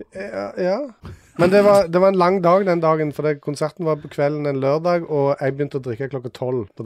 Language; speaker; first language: Norwegian; native; Norwegian